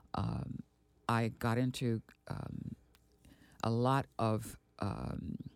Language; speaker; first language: English; early bilingual, other home language; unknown